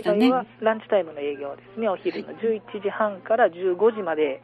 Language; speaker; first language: Japanese; native; Japanese